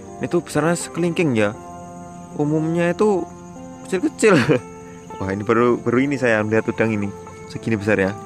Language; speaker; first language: Indonesian; non-native, local second language; Javanese